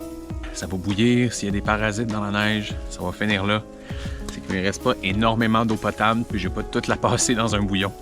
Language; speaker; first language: French; native; French